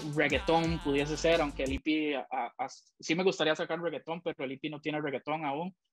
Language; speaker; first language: Spanish; native; Spanish